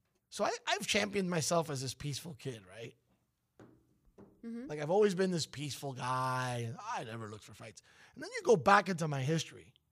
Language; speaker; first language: English; early bilingual, other home language; Spanish